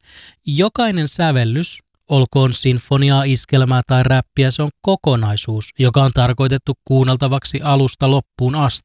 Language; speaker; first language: Finnish; native; Finnish